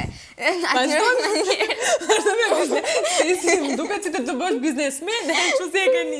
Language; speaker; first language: Albanian; native; Albanian